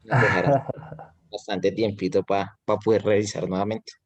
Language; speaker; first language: Spanish; native; Spanish